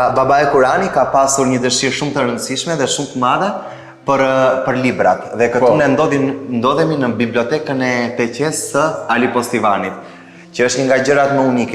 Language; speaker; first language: Albanian; native; Albanian